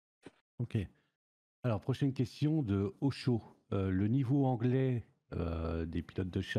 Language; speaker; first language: French; native; French